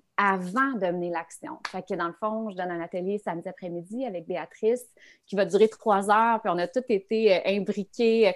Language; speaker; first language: French; native; French